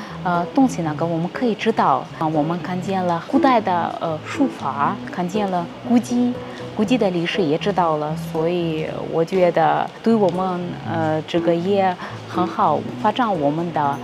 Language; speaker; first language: Chinese; non-native, learner; Russian